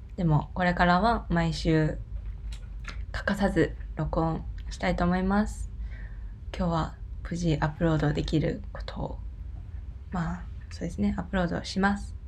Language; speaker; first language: Japanese; non-native, fluent; Korean